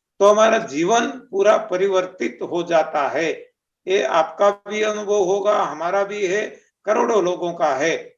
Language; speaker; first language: Hindi; non-native, local second language; Marathi